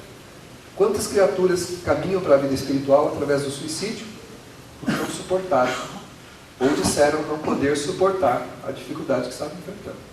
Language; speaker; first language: Portuguese; native; Portuguese